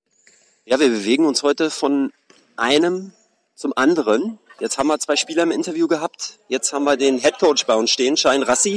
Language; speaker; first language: German; native; German